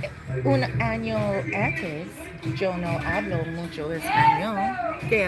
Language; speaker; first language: Spanish; non-native, learner; English